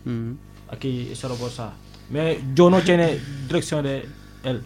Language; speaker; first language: Spanish; non-native, learner; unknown